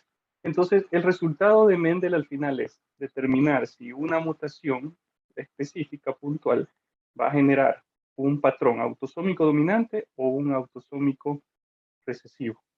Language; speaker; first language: Spanish; native; Spanish